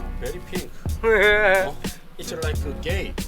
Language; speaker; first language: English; non-native, learner; Korean